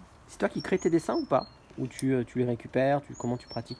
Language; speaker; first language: French; native; French